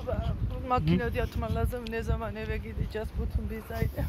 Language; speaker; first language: Turkish; non-native, learner; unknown